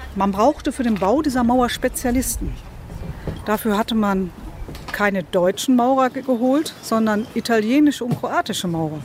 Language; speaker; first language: German; native; German